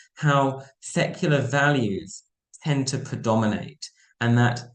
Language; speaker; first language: English; native; English